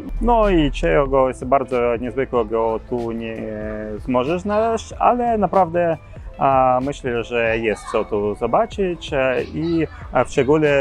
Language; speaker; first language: Polish; non-native, learner; Ukrainian